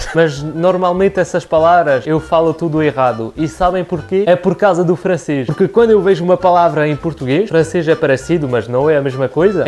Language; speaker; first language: Portuguese; early bilingual, other home language; French